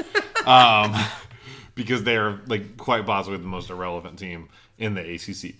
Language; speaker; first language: English; native; English